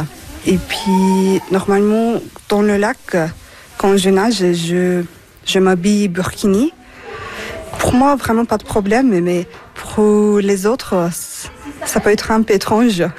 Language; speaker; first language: French; non-native, fluent; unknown